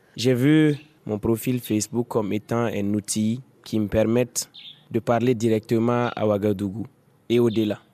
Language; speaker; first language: French; non-native, local second language; Fula